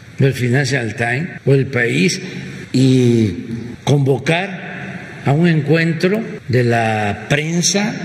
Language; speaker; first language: Spanish; native; Spanish